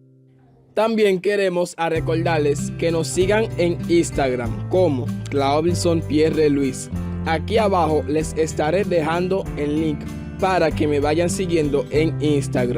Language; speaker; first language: Spanish; non-native, fluent; Haitian Creole